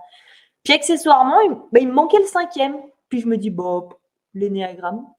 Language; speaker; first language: French; native; French